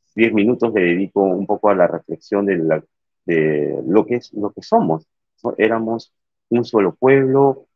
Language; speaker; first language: Spanish; native; Spanish